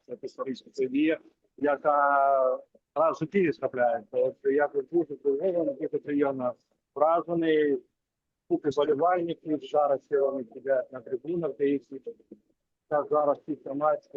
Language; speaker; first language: Ukrainian; non-native, local second language; Russian